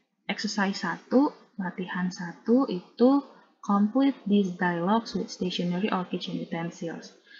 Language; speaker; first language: English; non-native, fluent; Indonesian